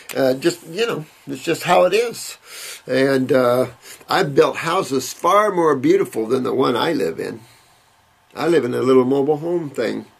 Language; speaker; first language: English; native; English